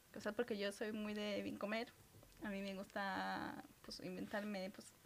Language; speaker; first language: Spanish; early bilingual, other home language; Romanian